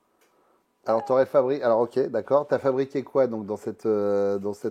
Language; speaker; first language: French; native; French